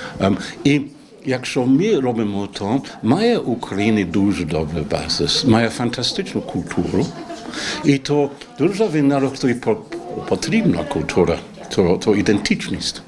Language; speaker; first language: Polish; non-native, learner; English